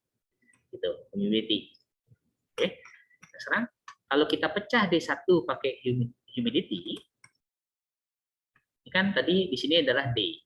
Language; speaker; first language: Indonesian; native; Indonesian